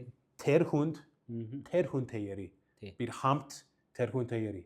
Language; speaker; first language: Mongolian; non-native, learner; English